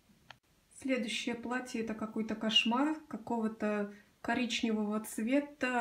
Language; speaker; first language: Russian; native; Russian